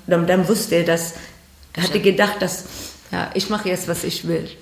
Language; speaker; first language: German; non-native, learner; Swedish